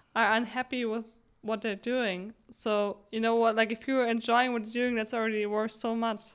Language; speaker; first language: English; non-native, fluent; German